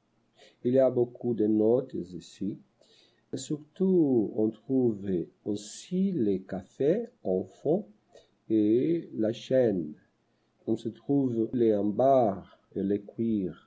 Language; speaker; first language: French; non-native, learner; Portuguese